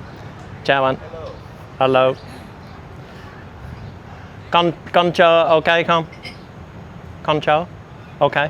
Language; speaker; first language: Vietnamese; non-native, learner; English